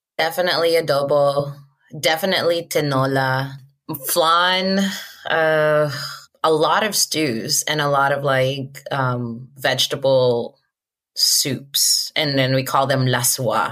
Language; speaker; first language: English; non-native, local second language; Hiligaynon